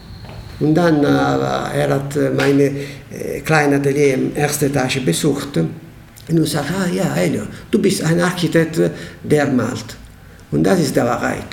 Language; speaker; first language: German; non-native, learner; Italian